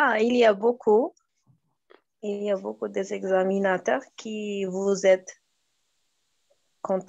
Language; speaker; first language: French; non-native, learner; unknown